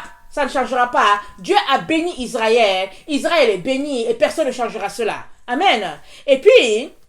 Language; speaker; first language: French; native; French